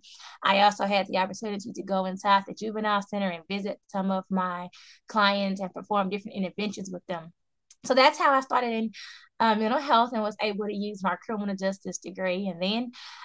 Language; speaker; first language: English; native; English